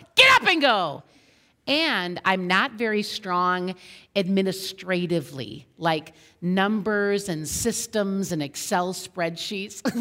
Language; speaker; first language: English; native; English